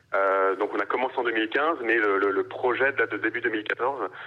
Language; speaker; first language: French; native; French